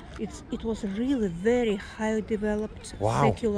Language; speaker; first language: English; non-native, fluent; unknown